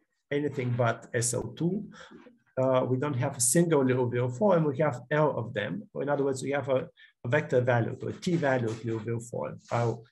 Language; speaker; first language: English; non-native, fluent; Bulgarian